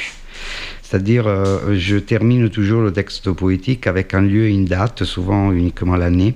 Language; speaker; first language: French; non-native, fluent; Italian